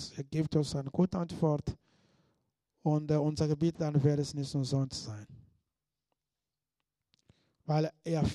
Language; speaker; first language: German; non-native, fluent; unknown